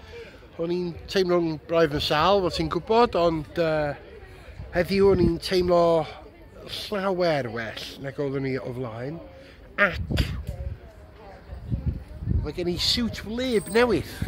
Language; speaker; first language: Welsh; non-native, local second language; English